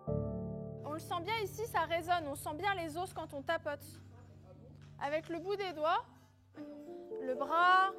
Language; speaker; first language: French; native; French